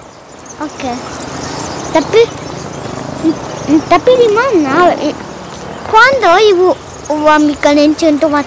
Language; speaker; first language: Indonesian; early bilingual, heritage; Spanish